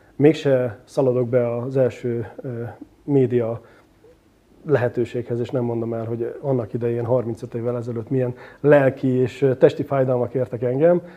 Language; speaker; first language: Hungarian; native; Hungarian